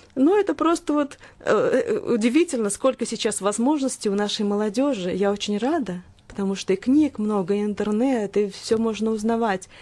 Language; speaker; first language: Russian; native; Russian